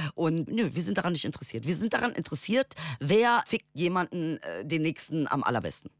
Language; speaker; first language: German; early bilingual, other home language; Turkish